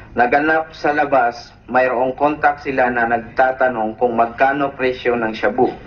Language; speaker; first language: Filipino; non-native, local second language; Cebuano